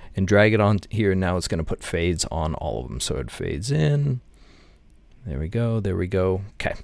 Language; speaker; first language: English; native; English